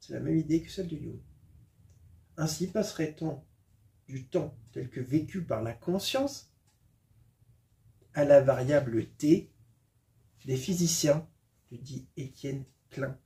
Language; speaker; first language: French; native; French